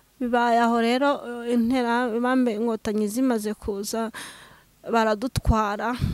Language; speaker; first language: Kinyarwanda; native; Kinyarwanda